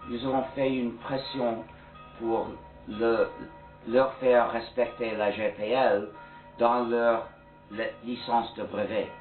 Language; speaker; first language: French; non-native, fluent; English